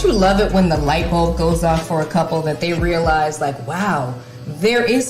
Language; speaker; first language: English; native; English